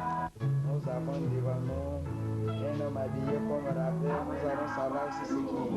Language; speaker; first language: French; non-native, local second language; Swahili